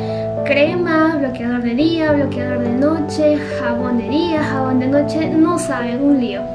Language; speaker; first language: Spanish; native; Spanish